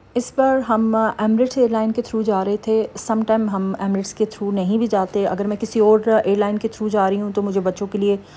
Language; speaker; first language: Urdu; native; Urdu